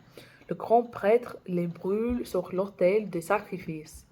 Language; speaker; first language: French; non-native, fluent; English